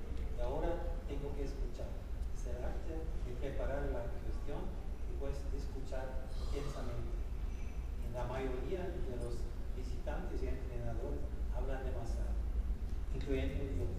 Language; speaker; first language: Spanish; non-native, fluent; German